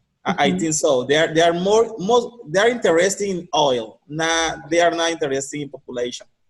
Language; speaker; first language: English; non-native, learner; Spanish